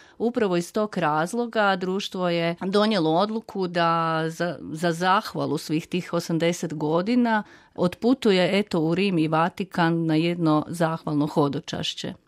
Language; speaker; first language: Croatian; native; Croatian